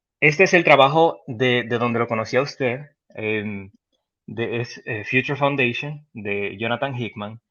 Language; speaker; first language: Spanish; native; Spanish